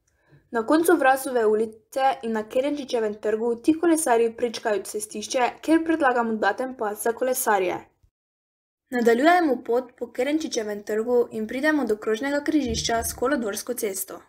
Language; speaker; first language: Slovenian; native; Slovenian